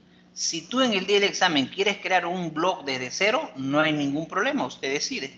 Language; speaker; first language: Spanish; native; Spanish